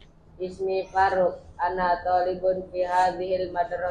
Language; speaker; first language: Arabic; non-native, learner; Indonesian